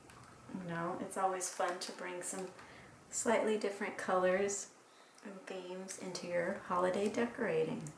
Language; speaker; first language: English; native; English